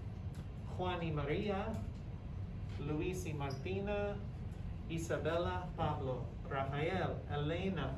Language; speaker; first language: Spanish; non-native, fluent; English